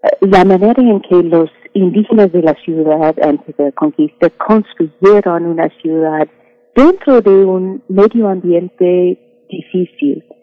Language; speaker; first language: Spanish; non-native, fluent; English